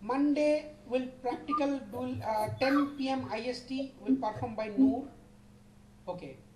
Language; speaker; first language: English; non-native, local second language; Bangla